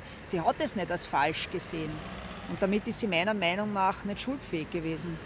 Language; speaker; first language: German; native; German